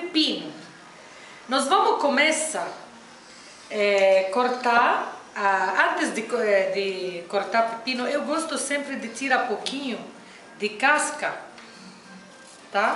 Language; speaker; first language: Portuguese; non-native, fluent; Arabic